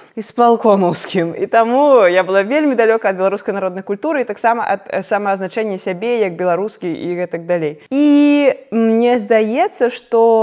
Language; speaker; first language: Belarusian; non-native, local second language; Russian